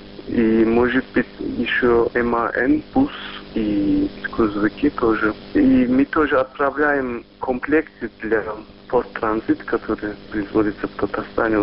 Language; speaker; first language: Russian; non-native, learner; Turkish